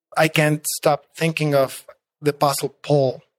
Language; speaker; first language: English; non-native, fluent; Spanish